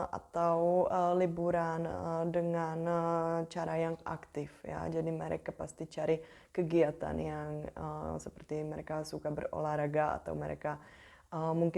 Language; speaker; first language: Indonesian; non-native, fluent; Czech